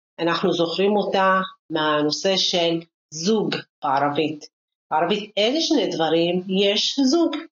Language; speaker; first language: Hebrew; non-native, local second language; Arabic